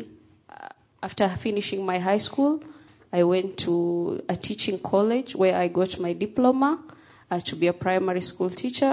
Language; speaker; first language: English; non-native, local second language; Somali